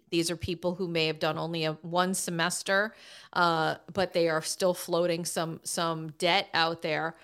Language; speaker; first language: English; native; English